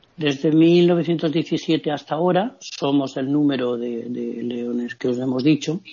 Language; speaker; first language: Spanish; native; Spanish